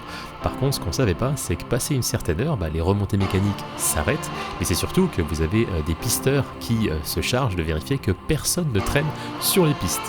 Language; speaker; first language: French; native; French